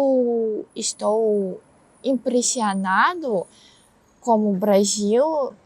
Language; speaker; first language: Portuguese; non-native, learner; Russian